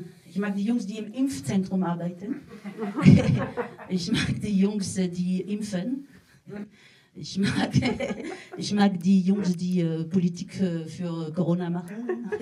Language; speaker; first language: German; non-native, fluent; French